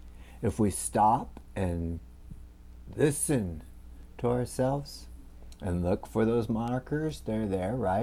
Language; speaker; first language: English; native; English